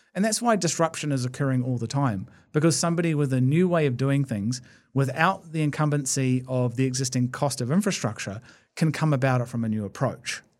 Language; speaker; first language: English; native; English